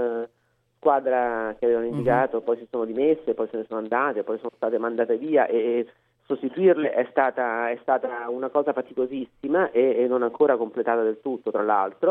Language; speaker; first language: Italian; native; Italian